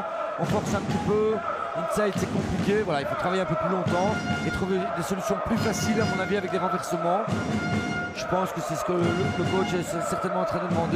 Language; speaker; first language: French; native; French